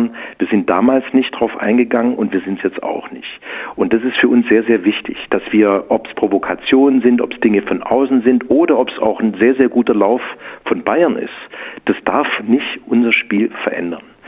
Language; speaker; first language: German; native; German